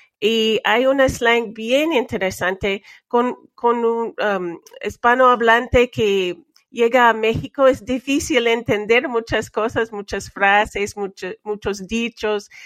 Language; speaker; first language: Spanish; non-native, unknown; English